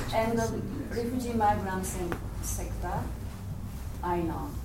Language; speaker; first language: English; non-native, learner; Japanese